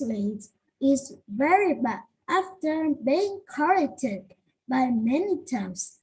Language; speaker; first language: English; non-native, learner; Vietnamese